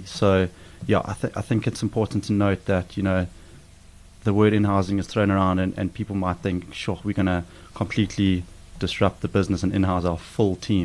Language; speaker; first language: English; native; English